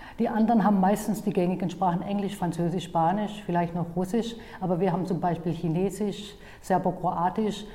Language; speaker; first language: German; native; German